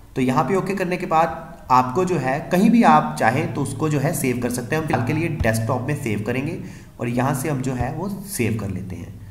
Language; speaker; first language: Hindi; native; Hindi